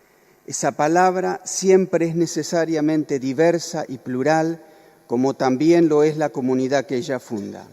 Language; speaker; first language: Spanish; native; Spanish